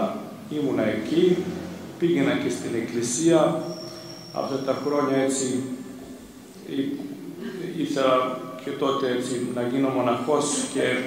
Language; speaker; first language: Greek; non-native, fluent; Serbian